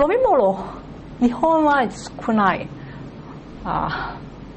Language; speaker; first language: Japanese; non-native, learner; Cantonese